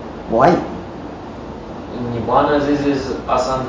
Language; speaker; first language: English; non-native, learner; Russian